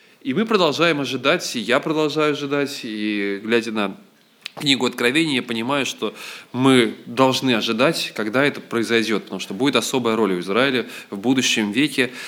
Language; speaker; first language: Russian; native; Russian